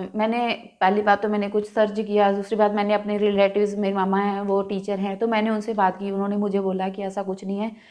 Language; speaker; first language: Hindi; non-native, local second language; Punjabi